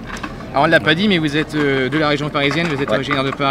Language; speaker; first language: French; native; French